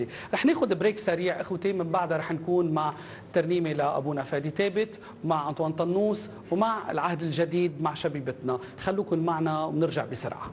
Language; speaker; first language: Arabic; native; Arabic